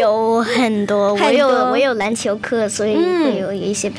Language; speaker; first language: Chinese; early bilingual, other home language; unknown